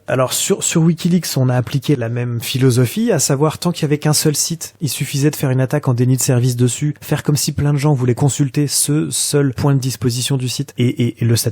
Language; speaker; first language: French; native; French